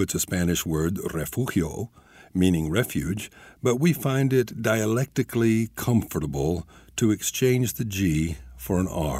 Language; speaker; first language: English; native; English